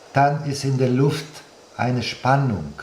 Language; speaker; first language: German; non-native, fluent; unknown